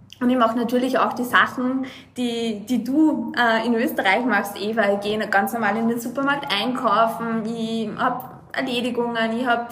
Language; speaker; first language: German; native; German